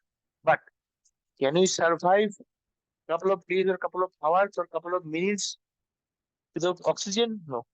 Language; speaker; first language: English; non-native, local second language; Bangla